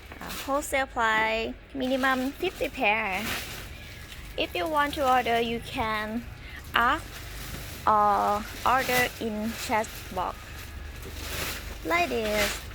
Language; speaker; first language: English; non-native, learner; Thai